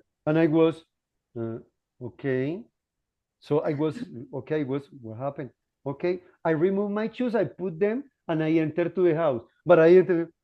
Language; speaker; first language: English; non-native, fluent; Spanish